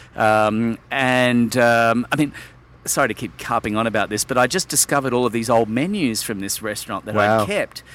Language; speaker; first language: English; native; English